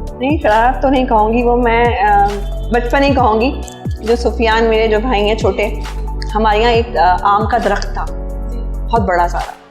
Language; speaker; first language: Urdu; native; Urdu